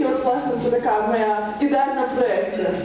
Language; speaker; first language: Ukrainian; native; Ukrainian